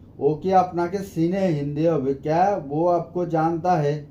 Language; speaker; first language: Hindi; non-native, learner; Bangla